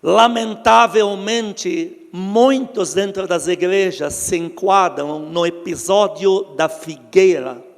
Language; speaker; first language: Portuguese; non-native, fluent; Arabic